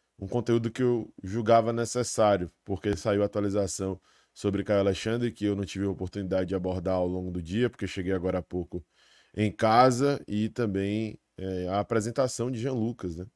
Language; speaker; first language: Portuguese; native; Portuguese